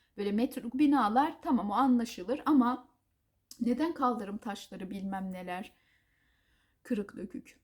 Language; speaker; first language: Turkish; native; Turkish